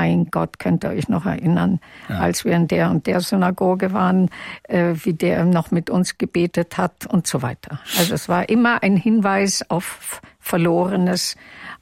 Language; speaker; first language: German; non-native, local second language; Yiddish